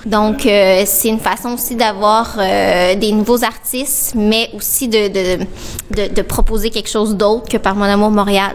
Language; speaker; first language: French; native; French